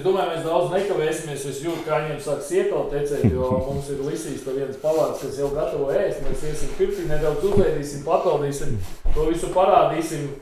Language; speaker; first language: Latvian; native; Latvian